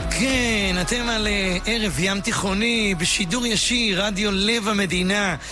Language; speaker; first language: Hebrew; native; Hebrew